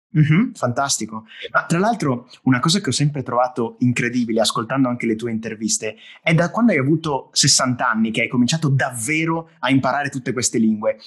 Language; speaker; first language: Italian; native; Italian